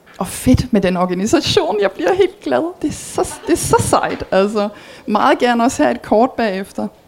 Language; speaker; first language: Danish; early bilingual, heritage; Danish